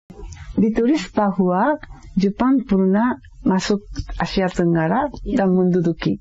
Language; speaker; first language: Indonesian; non-native, fluent; Japanese